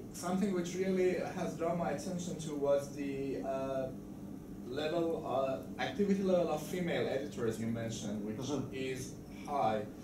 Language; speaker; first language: English; non-native, fluent; Indonesian